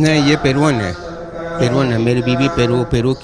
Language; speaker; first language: Hindi; non-native, local second language; Sindhi